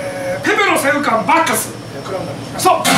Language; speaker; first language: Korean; non-native, fluent; Japanese